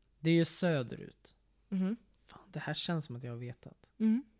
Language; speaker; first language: Swedish; native; Swedish